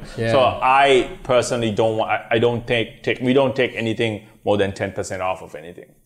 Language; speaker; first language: English; non-native, local second language; Sinhala